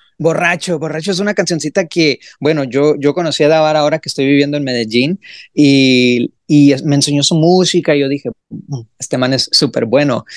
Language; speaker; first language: Spanish; early bilingual, heritage; Spanish